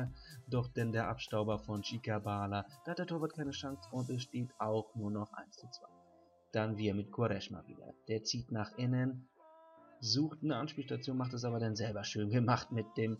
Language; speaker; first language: German; native; German